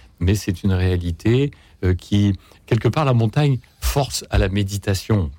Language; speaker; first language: French; native; French